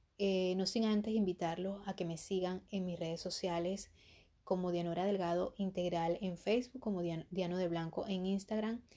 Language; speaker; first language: Spanish; native; Spanish